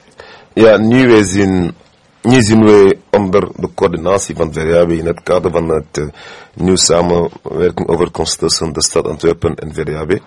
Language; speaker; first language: Dutch; non-native, fluent; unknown